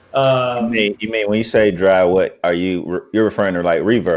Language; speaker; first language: English; native; English